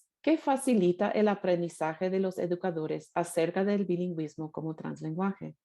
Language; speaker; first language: Spanish; non-native, fluent; English